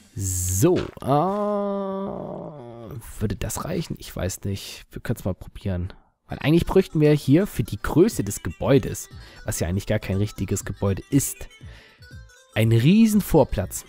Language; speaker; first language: German; native; German